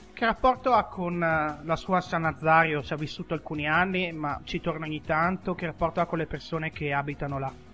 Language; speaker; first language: Italian; native; Italian